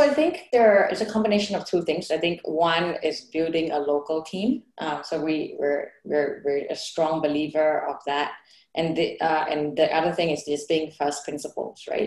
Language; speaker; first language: English; non-native, fluent; Thai